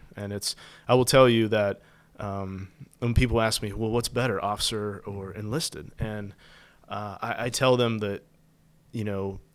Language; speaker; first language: English; native; English